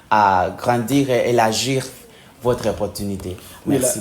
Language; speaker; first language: French; non-native, fluent; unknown